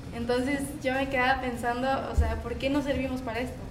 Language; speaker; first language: Spanish; native; Spanish